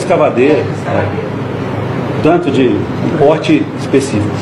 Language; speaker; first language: Portuguese; native; Portuguese